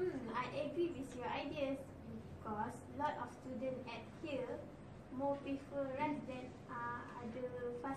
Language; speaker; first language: English; non-native, local second language; Malay